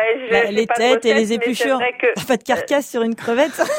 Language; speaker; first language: French; native; French